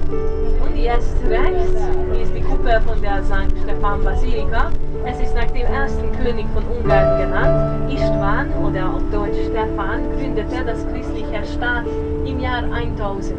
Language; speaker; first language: German; non-native, fluent; Hungarian